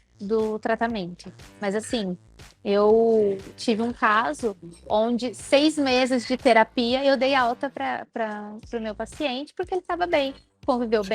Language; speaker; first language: Portuguese; native; Portuguese